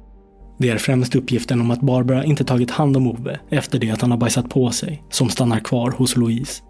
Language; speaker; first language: Swedish; native; Swedish